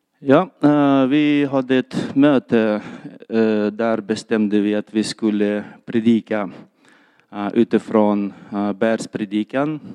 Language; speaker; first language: Swedish; non-native, fluent; Kyrgyz